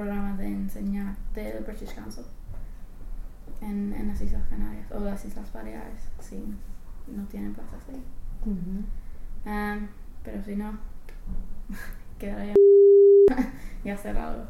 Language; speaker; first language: Spanish; non-native, fluent; English